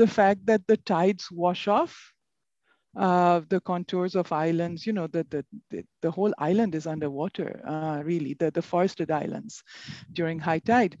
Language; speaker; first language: English; non-native, local second language; Bangla